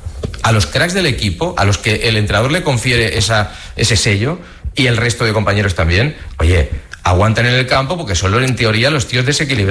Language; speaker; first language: Spanish; native; Spanish